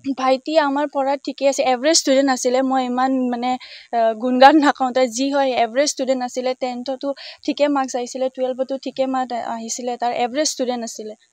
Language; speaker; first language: Assamese; non-native, local second language; Nepali